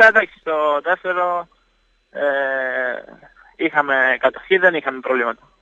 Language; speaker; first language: Greek; non-native, fluent; Italian